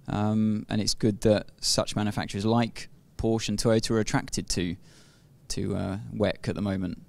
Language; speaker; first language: English; native; English